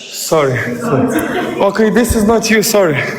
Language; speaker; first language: English; non-native, learner; Lithuanian